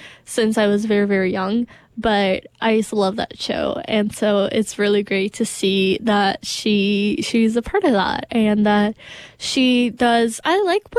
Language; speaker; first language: English; non-native, fluent; Portuguese